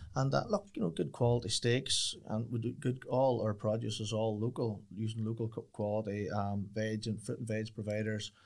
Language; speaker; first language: English; native; English